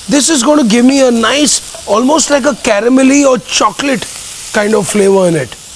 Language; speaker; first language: English; non-native, local second language; Hindi